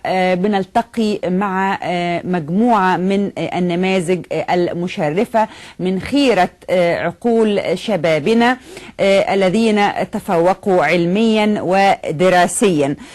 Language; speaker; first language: Arabic; native; Arabic